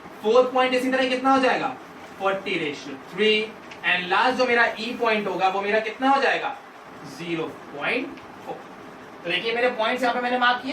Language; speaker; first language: Hindi; native; Hindi